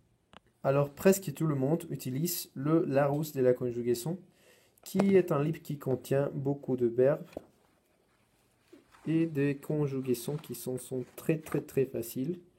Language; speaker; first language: French; non-native, fluent; Spanish